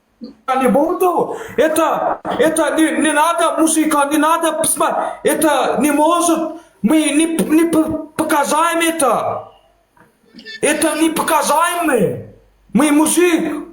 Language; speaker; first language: Russian; non-native, learner; Turkmen